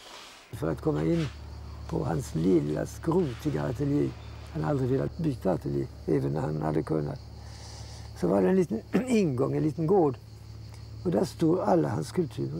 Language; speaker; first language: Swedish; early bilingual, heritage; Swedish